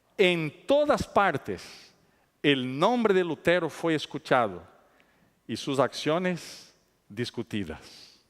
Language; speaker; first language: Spanish; non-native, fluent; Italian